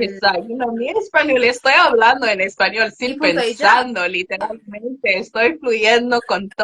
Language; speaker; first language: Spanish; non-native, learner; English